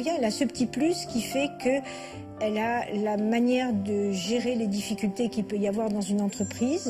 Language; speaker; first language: French; native; French